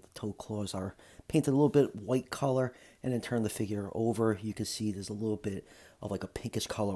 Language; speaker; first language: English; native; English